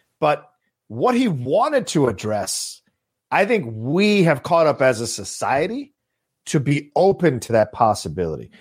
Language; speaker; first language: English; native; English